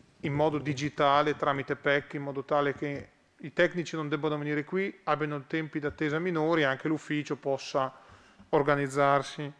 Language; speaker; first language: Italian; native; Italian